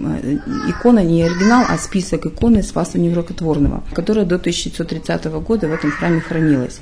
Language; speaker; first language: Russian; native; Russian